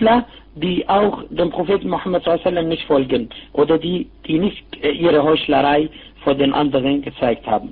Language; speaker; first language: German; non-native, fluent; Arabic